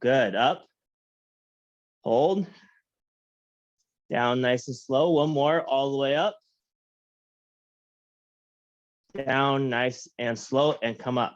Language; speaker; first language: English; native; English